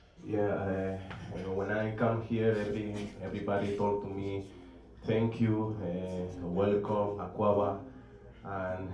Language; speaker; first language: English; non-native, learner; Spanish